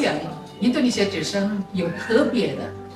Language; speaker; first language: Chinese; non-native, local second language; Indonesian